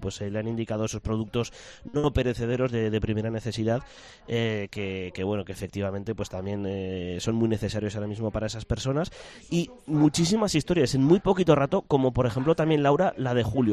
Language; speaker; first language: Spanish; native; Spanish